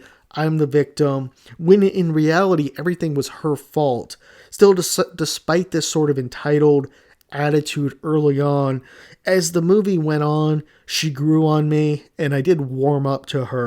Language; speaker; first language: English; native; English